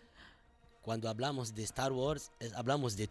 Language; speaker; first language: Spanish; non-native, fluent; Arabic